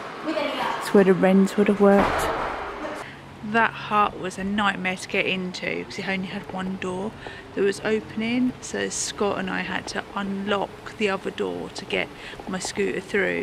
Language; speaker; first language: English; native; English